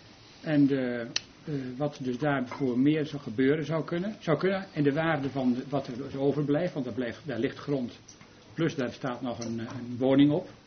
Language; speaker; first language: Dutch; native; Dutch